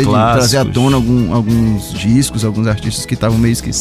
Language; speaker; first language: Portuguese; native; Portuguese